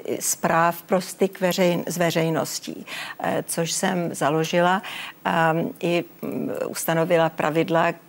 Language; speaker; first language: Czech; early bilingual, heritage; Czech